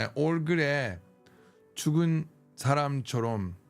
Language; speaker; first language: Korean; non-native, learner; English